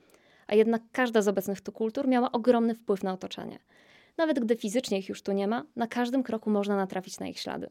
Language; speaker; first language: Polish; native; Polish